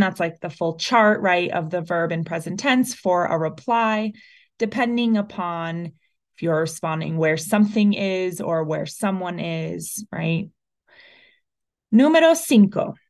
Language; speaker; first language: English; early bilingual, other home language; Spanish